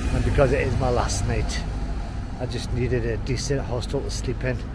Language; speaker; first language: English; native; English